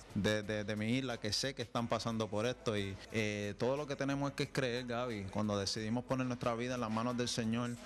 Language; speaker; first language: Spanish; native; Spanish